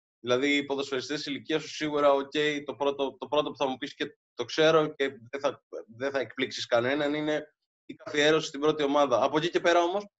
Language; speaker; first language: Greek; native; Greek